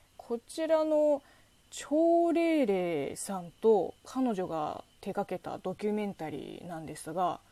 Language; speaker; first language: Japanese; non-native, fluent; Chinese